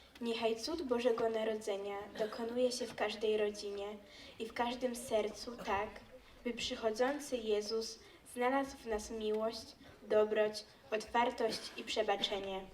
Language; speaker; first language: Polish; native; Polish